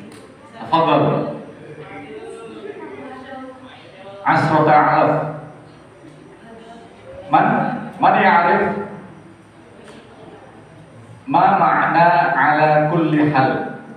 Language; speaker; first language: Arabic; non-native, fluent; Indonesian